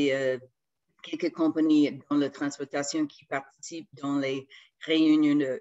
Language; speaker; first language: French; non-native, fluent; English